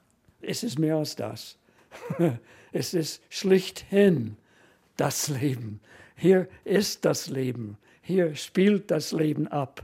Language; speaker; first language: German; non-native, fluent; English